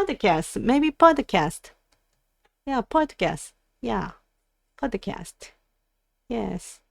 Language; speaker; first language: English; non-native, learner; Japanese